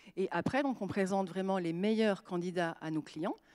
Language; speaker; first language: French; native; French